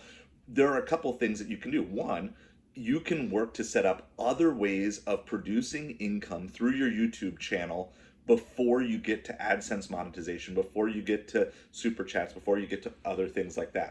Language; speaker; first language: English; native; English